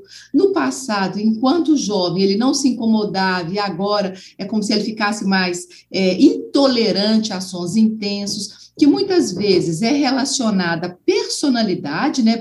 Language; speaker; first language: Portuguese; native; Portuguese